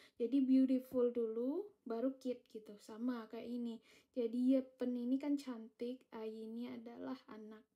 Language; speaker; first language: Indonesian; native; Indonesian